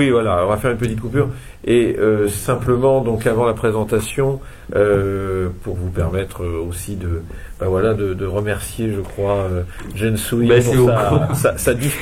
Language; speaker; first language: French; native; French